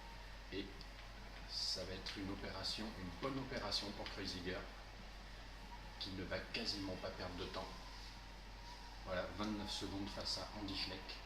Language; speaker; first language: French; native; French